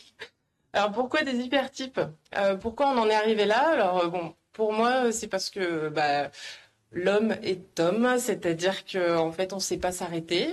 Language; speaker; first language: French; native; French